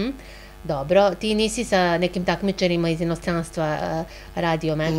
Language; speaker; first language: Serbian; native; Serbian